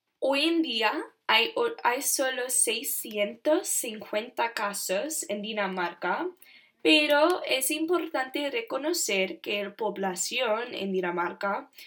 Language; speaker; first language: Spanish; non-native, learner; English